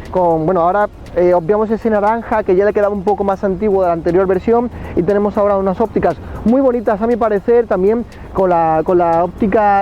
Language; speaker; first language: Spanish; native; Spanish